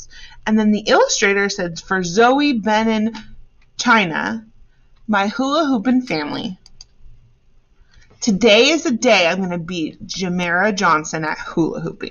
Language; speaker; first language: English; native; English